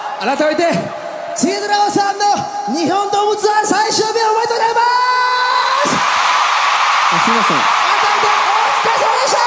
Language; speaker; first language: Japanese; native; Japanese